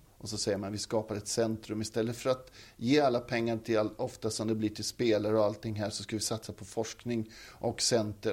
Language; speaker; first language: Swedish; native; Swedish